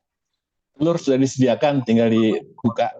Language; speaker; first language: Malay; native; Malay